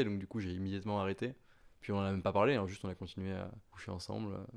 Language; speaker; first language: French; native; French